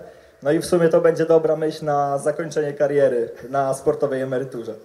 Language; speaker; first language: Polish; native; Polish